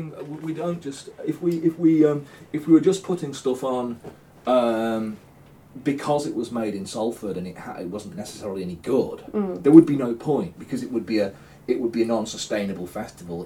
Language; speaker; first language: English; native; English